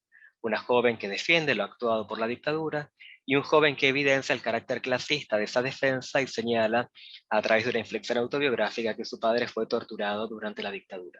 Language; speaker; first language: Spanish; native; Spanish